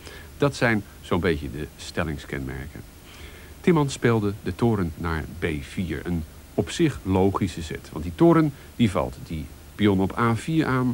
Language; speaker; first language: Dutch; native; Dutch